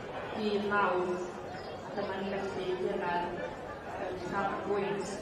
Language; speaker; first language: Welsh; native; Welsh